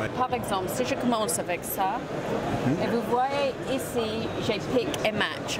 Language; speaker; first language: French; non-native, fluent; English